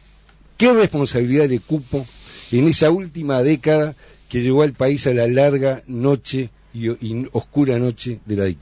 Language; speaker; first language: Spanish; native; Spanish